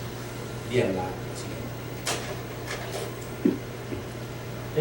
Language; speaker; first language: Spanish; non-native, learner; Chinese